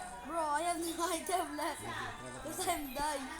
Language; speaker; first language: English; non-native, local second language; Filipino